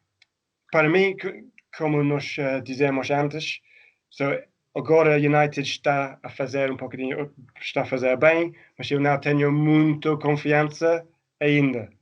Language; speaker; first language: Portuguese; non-native, fluent; English